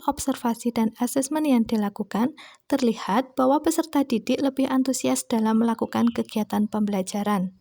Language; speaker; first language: Indonesian; native; Indonesian